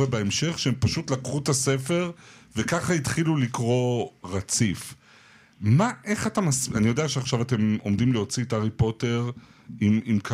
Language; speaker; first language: Hebrew; native; Hebrew